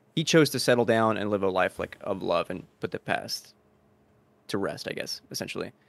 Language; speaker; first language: English; early bilingual, other home language; Spanish